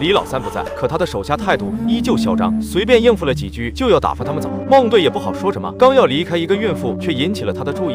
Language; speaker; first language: Chinese; native; Chinese